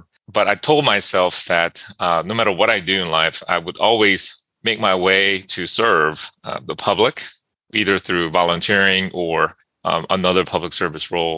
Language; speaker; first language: English; early bilingual, other home language; Korean